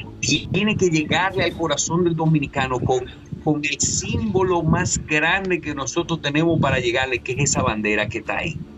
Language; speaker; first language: Spanish; native; Spanish